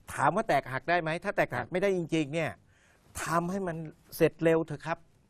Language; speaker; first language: Thai; native; Thai